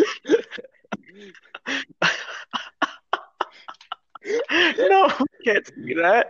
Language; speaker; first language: English; native; English